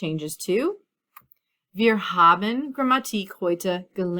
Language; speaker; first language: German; non-native, fluent; English